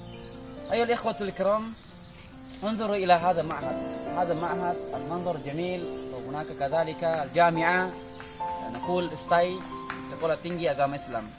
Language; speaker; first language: Arabic; non-native, learner; Indonesian